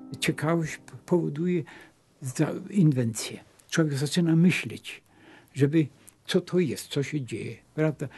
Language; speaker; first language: Polish; non-native, local second language; Kashubian